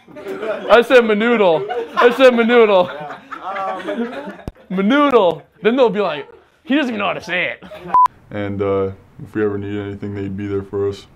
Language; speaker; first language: English; native; English